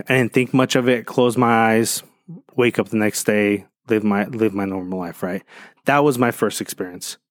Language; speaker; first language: English; early bilingual, other home language; Spanish